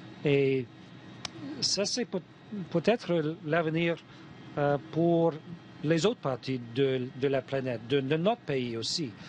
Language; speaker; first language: French; non-native, fluent; English